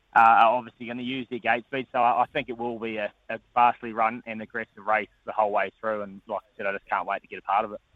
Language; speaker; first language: English; native; English